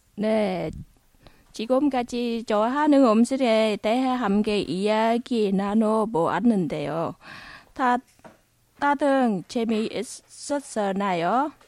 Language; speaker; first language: Korean; non-native, learner; Vietnamese